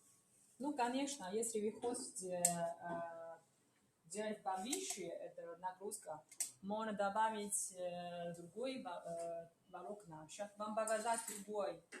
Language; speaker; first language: Russian; non-native, learner; Chinese